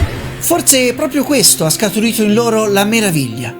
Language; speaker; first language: Italian; native; Italian